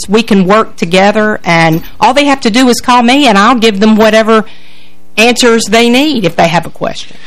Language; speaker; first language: English; native; English